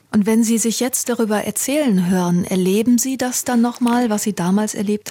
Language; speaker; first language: German; native; German